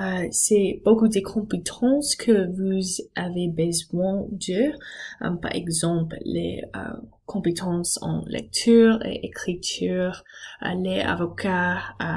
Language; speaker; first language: French; non-native, learner; English